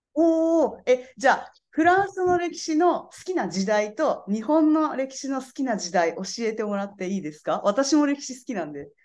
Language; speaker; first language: Japanese; native; Japanese